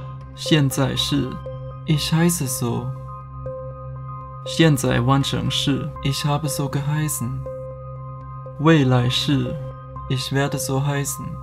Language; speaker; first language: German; non-native, fluent; Chinese